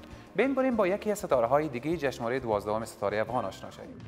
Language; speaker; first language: Persian; native; Persian